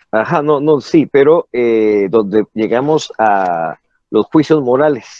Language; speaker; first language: Spanish; native; Spanish